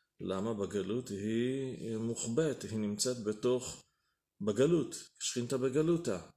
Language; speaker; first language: Hebrew; native; Hebrew